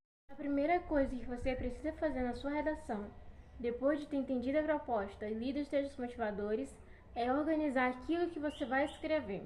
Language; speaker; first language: Portuguese; native; Portuguese